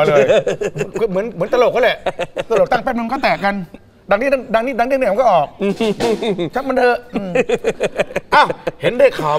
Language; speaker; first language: Thai; native; Thai